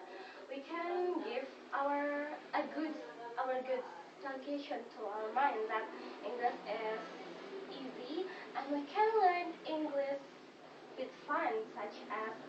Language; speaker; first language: English; non-native, fluent; Indonesian